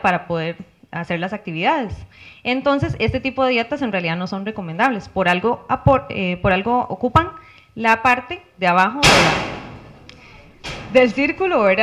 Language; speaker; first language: Spanish; native; Spanish